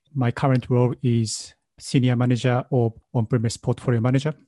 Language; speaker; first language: English; non-native, learner; Japanese